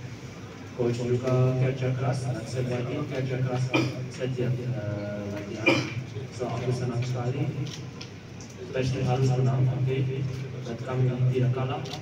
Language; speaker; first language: Indonesian; non-native, learner; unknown